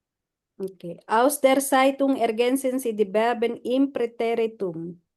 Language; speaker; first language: German; non-native, fluent; Filipino